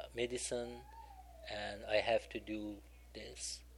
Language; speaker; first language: English; non-native, learner; Persian